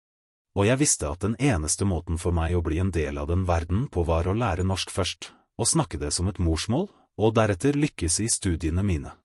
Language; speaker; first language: Norwegian; non-native, fluent; Russian